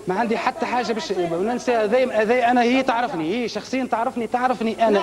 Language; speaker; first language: Arabic; native; Arabic